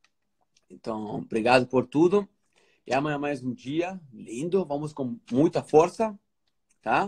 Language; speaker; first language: Portuguese; native; Portuguese